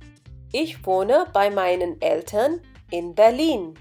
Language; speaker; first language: German; non-native, fluent; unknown